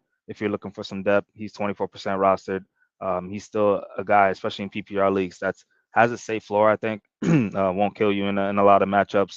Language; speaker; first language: English; native; English